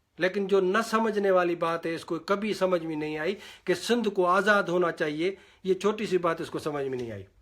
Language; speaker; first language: Urdu; non-native, local second language; Sindhi